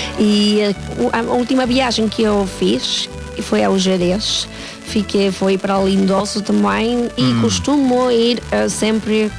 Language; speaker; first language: Portuguese; non-native, fluent; Spanish